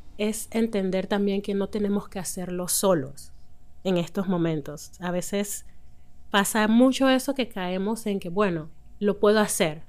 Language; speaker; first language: Spanish; native; Spanish